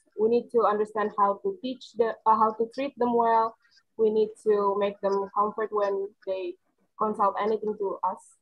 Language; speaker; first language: English; non-native, learner; Indonesian